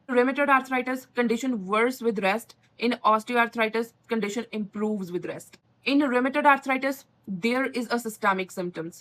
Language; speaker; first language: English; non-native, local second language; Punjabi